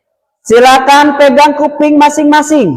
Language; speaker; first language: Indonesian; native; Indonesian